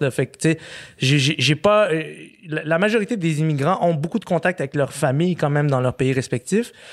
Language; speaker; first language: French; early bilingual, other home language; Arabic